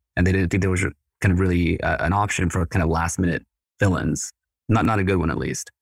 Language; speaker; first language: English; early bilingual, other home language; Spanish